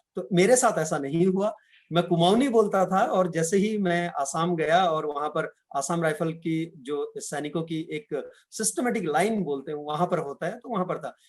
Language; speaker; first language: Hindi; non-native, local second language; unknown